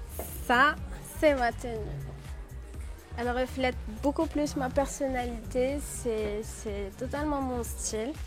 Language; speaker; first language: French; non-native, local second language; Arabic